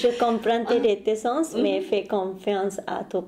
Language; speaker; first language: French; non-native, learner; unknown